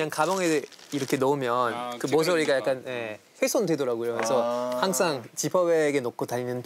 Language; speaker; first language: Korean; non-native, fluent; French